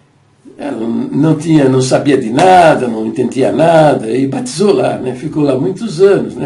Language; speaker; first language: Portuguese; native; Portuguese